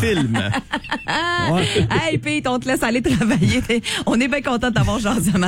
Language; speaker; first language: French; native; French